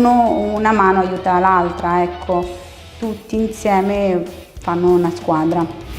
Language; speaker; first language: Italian; non-native, fluent; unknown